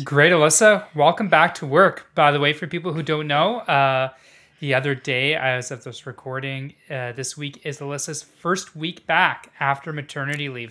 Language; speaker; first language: English; native; English